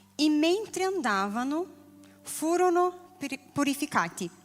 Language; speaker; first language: Italian; non-native, learner; Portuguese